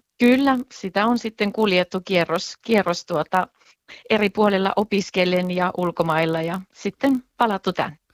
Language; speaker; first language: Finnish; native; Finnish